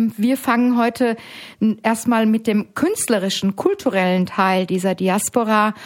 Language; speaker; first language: German; native; German